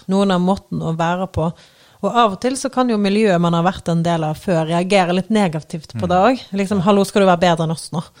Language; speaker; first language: Norwegian; native; Norwegian